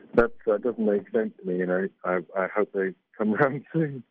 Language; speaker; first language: English; native; English